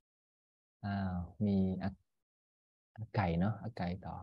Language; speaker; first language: Thai; native; Thai